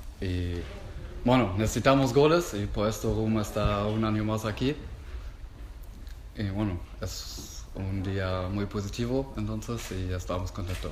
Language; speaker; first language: Spanish; non-native, learner; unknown